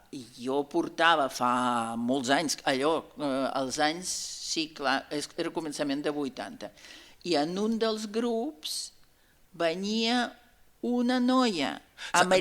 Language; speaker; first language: Catalan; non-native, fluent; Russian